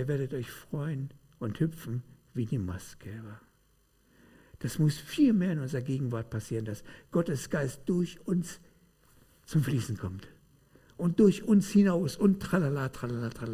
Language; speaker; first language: German; native; German